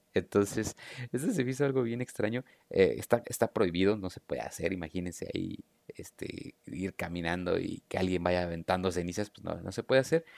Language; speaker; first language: Spanish; native; Spanish